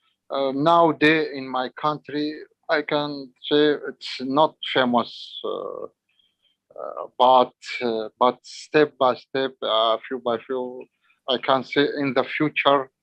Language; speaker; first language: English; non-native, learner; Arabic